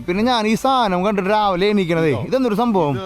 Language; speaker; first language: Malayalam; native; Malayalam